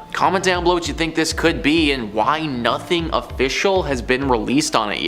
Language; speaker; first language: English; native; English